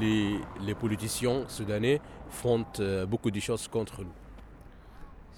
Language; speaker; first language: French; non-native, fluent; Arabic